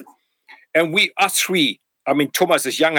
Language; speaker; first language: English; non-native, fluent; German